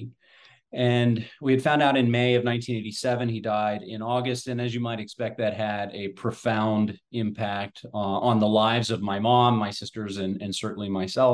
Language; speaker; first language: English; native; English